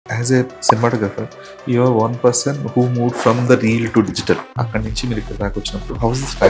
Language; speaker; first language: Telugu; native; Telugu